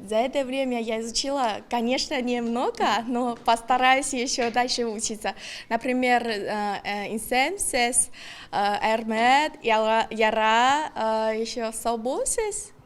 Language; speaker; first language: Russian; non-native, fluent; Chinese